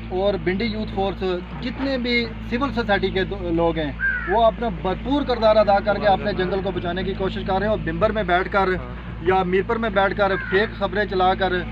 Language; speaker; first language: Urdu; non-native, local second language; Pahari-Potwari